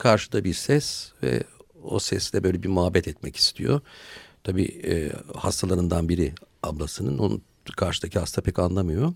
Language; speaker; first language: Turkish; native; Turkish